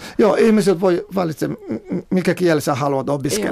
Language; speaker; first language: Finnish; non-native, fluent; Somali